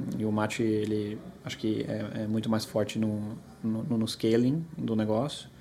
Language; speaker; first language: Portuguese; early bilingual, other home language; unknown